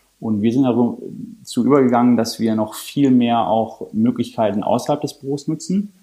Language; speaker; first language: German; native; German